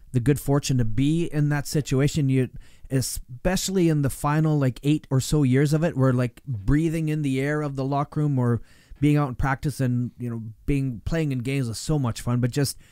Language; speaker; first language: English; native; English